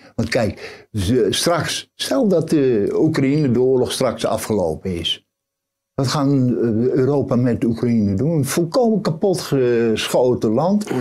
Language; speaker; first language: Dutch; native; Dutch